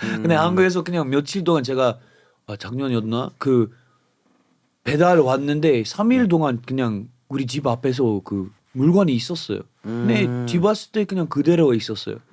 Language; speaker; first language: Korean; non-native, fluent; English